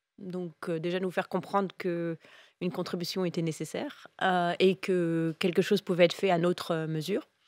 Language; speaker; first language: French; native; French